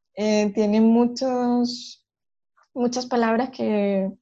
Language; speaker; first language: Spanish; native; Spanish